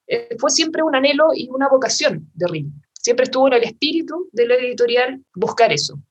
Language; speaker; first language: Spanish; native; Spanish